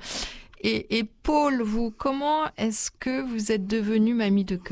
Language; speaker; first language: French; native; French